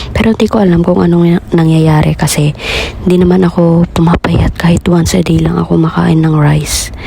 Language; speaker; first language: Filipino; non-native, local second language; Iloko